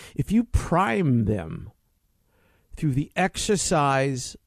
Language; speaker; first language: English; native; English